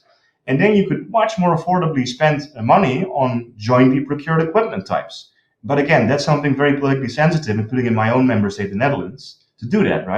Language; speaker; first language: English; non-native, fluent; Dutch